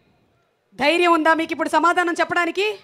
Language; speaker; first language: Telugu; native; Telugu